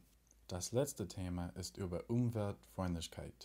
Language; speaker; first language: German; non-native, learner; English